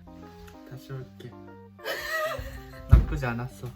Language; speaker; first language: Korean; non-native, learner; Japanese